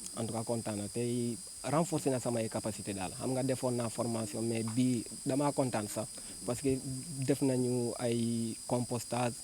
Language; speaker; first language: Wolof; non-native, local second language; Jola-Fonyi